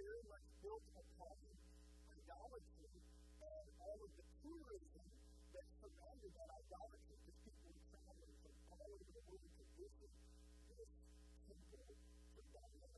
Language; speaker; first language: English; native; English